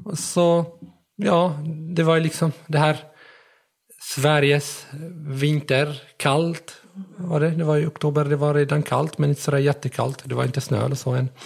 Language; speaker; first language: Swedish; non-native, fluent; Arabic